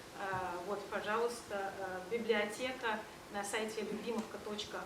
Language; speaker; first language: Russian; native; Russian